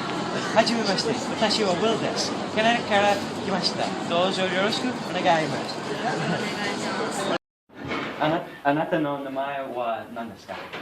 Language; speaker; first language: Japanese; non-native, learner; English